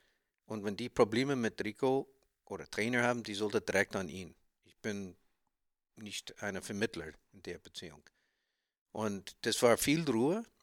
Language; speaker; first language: German; non-native, learner; English